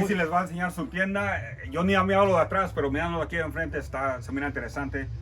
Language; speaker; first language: Spanish; early bilingual, heritage; Spanish